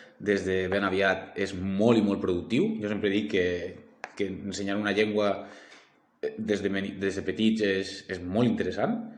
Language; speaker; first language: Catalan; non-native, local second language; Spanish